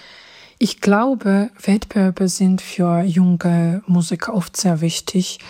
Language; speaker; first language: German; non-native, fluent; Georgian